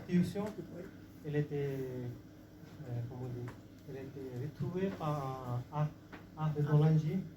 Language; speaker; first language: French; non-native, learner; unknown